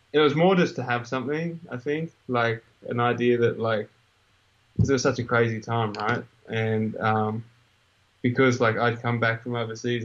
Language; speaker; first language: English; native; English